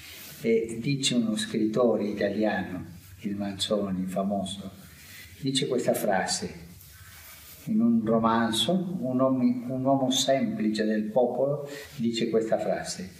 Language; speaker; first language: Italian; non-native, fluent; Spanish